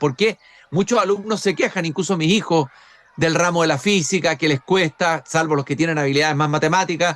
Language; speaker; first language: Spanish; native; Spanish